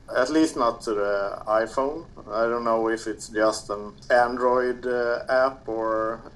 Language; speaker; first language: English; non-native, fluent; Swedish